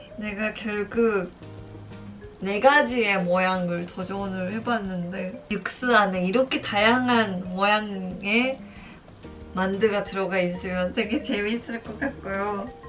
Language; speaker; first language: Korean; non-native, fluent; Japanese